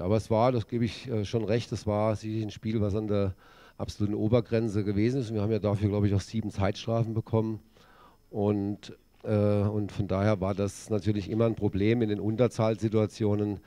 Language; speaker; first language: German; native; German